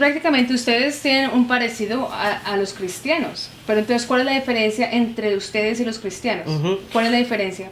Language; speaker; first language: Spanish; native; Spanish